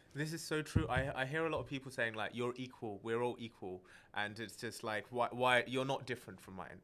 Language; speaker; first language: English; early bilingual, other home language; Malayalam